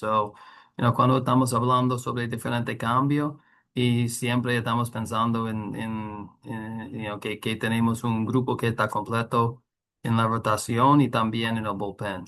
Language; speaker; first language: Spanish; non-native, learner; English